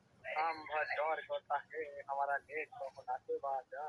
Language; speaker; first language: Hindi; non-native, learner; Bangla